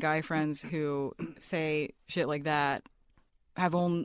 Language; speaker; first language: English; native; English